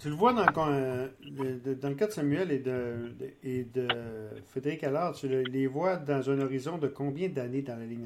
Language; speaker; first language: French; native; French